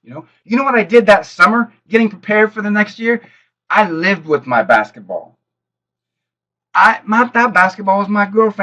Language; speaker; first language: English; native; English